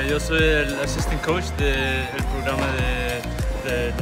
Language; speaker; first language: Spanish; early bilingual, other home language; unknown